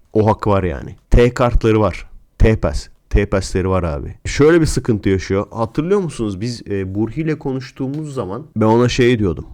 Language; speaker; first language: Turkish; native; Turkish